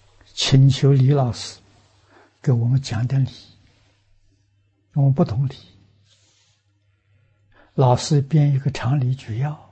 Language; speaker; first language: Chinese; native; Chinese